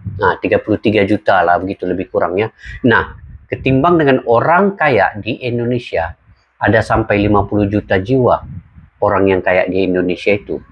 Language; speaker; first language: Malay; native; Malay